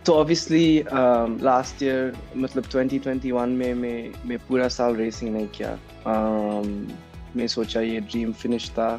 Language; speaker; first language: Hindi; non-native, local second language; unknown